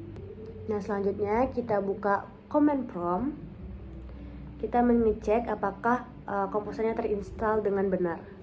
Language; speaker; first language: Indonesian; native; Indonesian